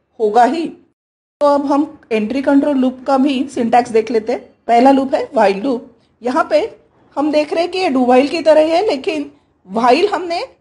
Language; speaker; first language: Hindi; native; Hindi